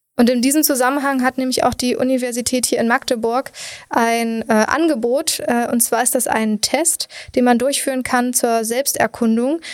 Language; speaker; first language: German; native; German